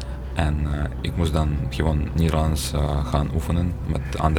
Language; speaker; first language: Dutch; non-native, learner; Ukrainian